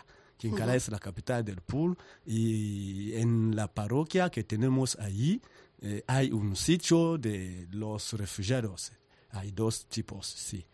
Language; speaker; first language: Spanish; non-native, learner; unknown